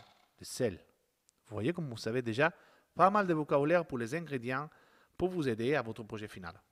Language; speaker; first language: French; non-native, fluent; Spanish